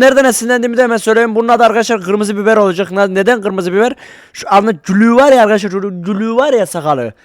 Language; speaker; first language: Turkish; native; Turkish